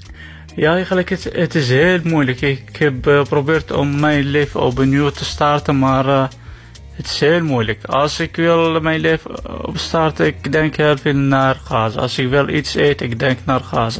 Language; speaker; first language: Dutch; non-native, learner; Arabic